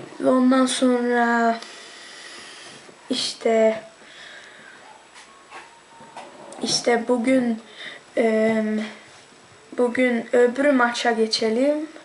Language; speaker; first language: Turkish; early bilingual, heritage; Turkish